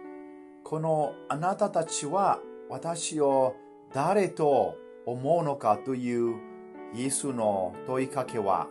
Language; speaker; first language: Japanese; non-native, fluent; Burmese